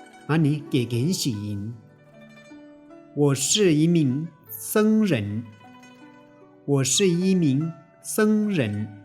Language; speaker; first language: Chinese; non-native, fluent; Tibetan